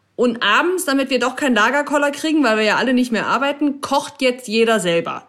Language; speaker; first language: German; native; German